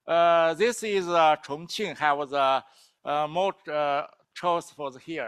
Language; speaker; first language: English; non-native, learner; Chinese